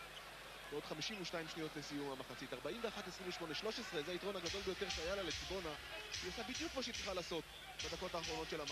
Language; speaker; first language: Hebrew; native; Hebrew